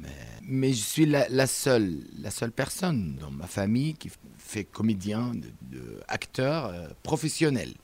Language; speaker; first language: French; non-native, learner; Arabic